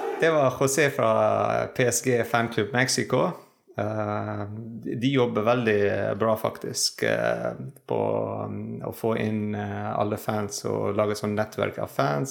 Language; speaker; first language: Norwegian; non-native, fluent; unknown